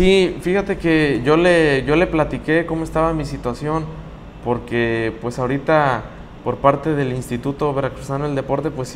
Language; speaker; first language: Spanish; native; Spanish